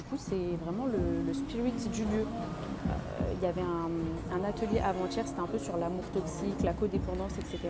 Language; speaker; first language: French; native; French